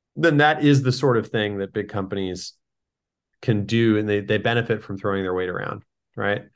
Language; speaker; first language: English; native; English